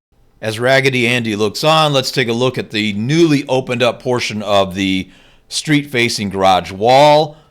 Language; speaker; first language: English; native; English